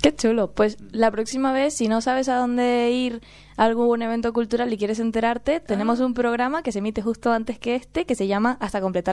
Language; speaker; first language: Spanish; native; Spanish